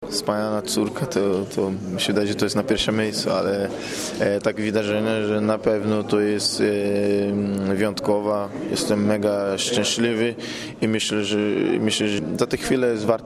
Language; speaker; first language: Polish; non-native, fluent; Portuguese